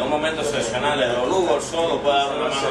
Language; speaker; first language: Spanish; native; Spanish